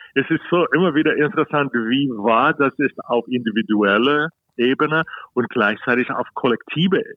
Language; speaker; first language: German; non-native, fluent; English